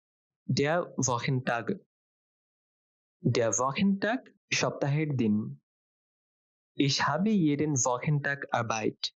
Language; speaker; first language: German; non-native, fluent; Bangla